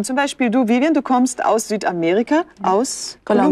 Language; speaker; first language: German; native; German